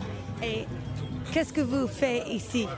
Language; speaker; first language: French; non-native, fluent; English